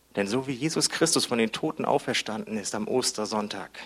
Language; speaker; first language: German; native; German